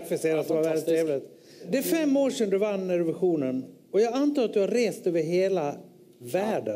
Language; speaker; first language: Swedish; native; Swedish